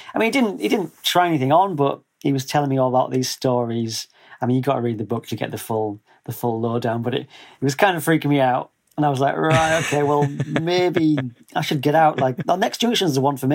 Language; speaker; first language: English; native; English